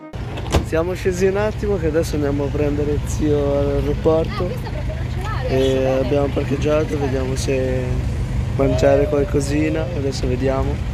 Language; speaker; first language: Italian; early bilingual, other home language; Filipino